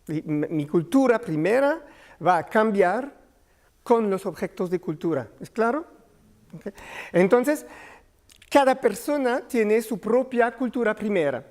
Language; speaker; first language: Spanish; non-native, learner; French